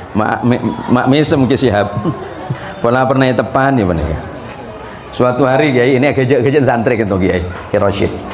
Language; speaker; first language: Indonesian; non-native, local second language; Madurese